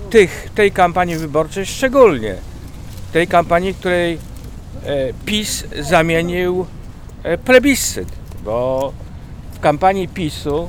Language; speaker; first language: Polish; native; Polish